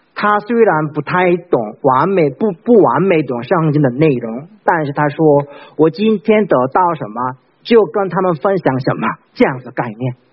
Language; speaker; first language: Chinese; non-native, fluent; Korean